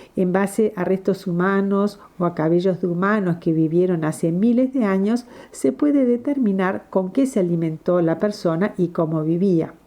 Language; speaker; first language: Spanish; non-native, fluent; English